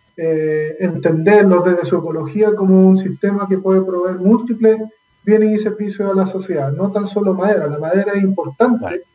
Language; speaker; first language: Spanish; native; Spanish